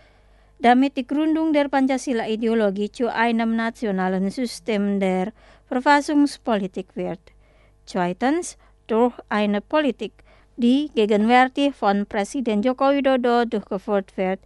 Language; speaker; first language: German; non-native, fluent; Indonesian